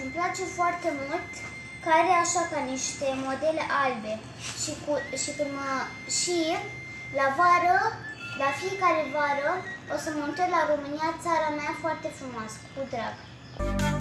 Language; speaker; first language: Romanian; early bilingual, heritage; Romanian